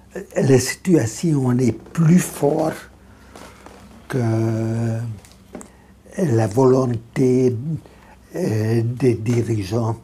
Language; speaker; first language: French; non-native, fluent; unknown